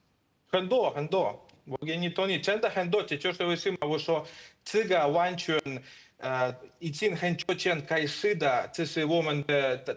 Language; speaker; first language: Chinese; non-native, fluent; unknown